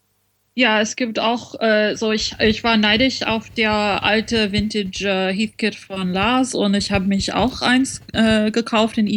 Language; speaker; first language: German; non-native, fluent; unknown